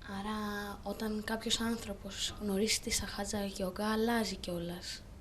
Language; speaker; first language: Greek; native; Greek